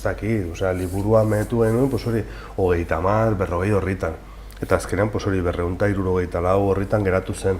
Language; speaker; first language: Basque; non-native, local second language; Spanish